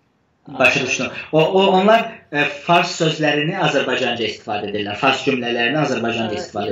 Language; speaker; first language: Azerbaijani; non-native, fluent; Turkish